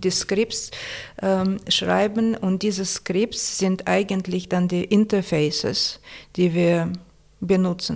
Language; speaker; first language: German; non-native, fluent; Russian